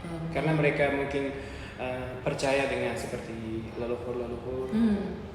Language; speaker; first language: Indonesian; non-native, learner; Uzbek